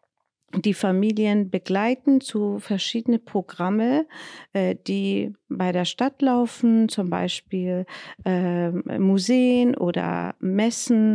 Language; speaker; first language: German; non-native, learner; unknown